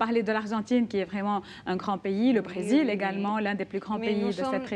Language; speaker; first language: French; non-native, local second language; Arabic